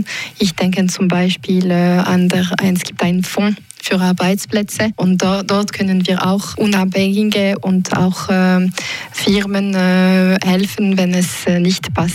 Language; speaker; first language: German; non-native, local second language; French